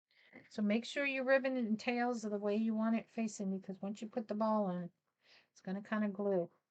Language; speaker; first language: English; native; English